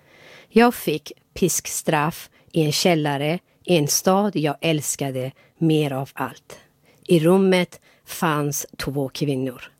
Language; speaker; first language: Swedish; non-native, fluent; Persian